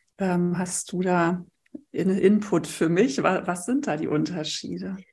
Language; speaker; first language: German; native; German